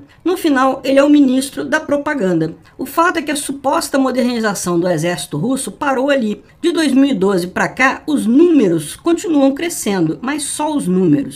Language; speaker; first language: Portuguese; native; Portuguese